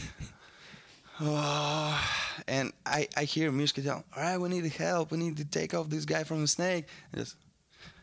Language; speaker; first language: English; non-native, learner; Russian